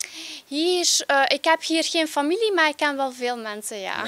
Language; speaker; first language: Dutch; early bilingual, other home language; Albanian